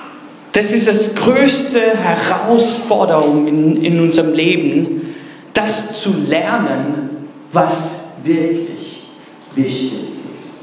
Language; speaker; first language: German; non-native, fluent; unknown